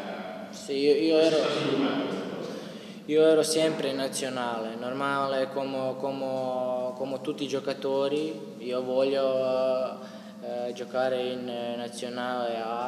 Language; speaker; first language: Italian; non-native, learner; Croatian